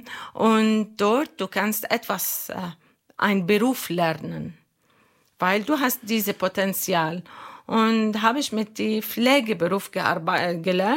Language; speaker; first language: German; non-native, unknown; Arabic